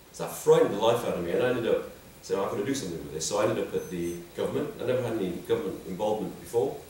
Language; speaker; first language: English; native; English